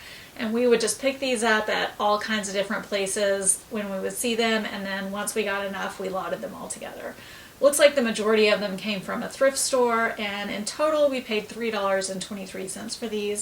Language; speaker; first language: English; native; English